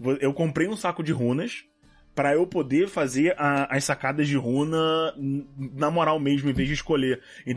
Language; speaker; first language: Portuguese; native; Portuguese